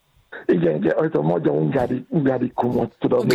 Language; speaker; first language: Hungarian; non-native, fluent; Yoruba